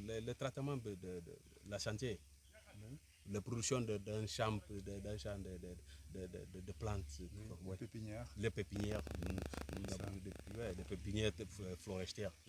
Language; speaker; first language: French; non-native, learner; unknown